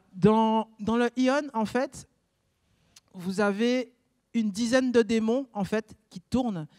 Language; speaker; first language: French; native; French